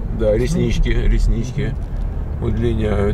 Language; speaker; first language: Russian; native; Russian